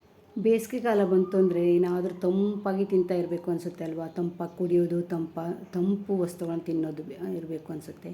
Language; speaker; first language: Kannada; native; Kannada